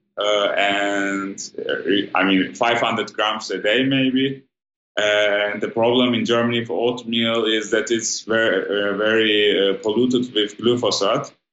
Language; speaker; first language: English; non-native, fluent; German